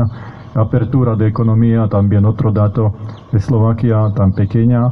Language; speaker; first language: Spanish; non-native, fluent; Slovak